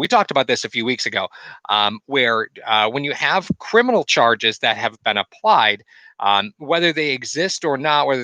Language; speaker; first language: English; native; English